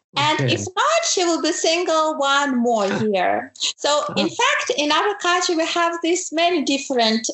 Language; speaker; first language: English; non-native, fluent; Ukrainian